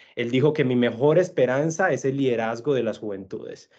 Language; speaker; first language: Spanish; native; Spanish